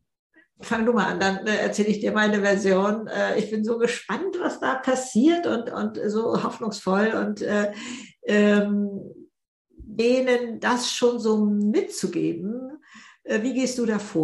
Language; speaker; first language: German; native; German